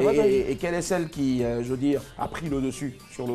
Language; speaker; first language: French; native; French